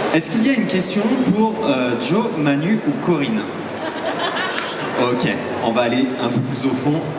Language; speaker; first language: French; native; French